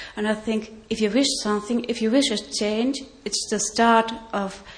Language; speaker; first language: English; non-native, fluent; German